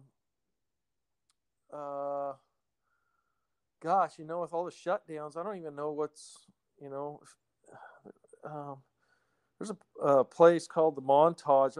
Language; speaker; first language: English; native; English